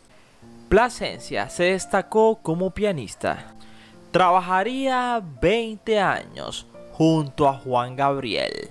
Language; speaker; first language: Spanish; native; Spanish